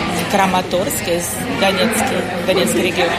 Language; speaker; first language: Hungarian; non-native, learner; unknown